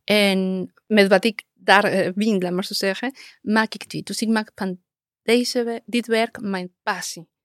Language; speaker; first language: Dutch; non-native, fluent; Spanish